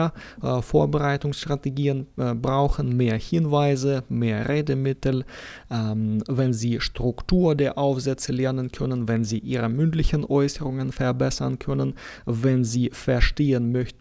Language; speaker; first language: German; non-native, fluent; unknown